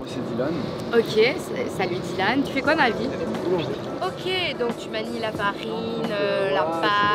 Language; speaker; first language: French; native; French